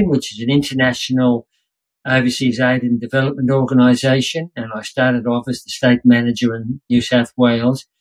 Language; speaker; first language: English; native; English